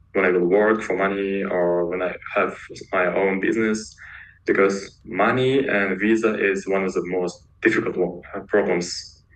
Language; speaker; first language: English; non-native, learner; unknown